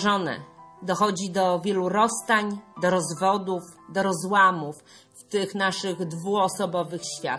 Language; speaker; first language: Polish; native; Polish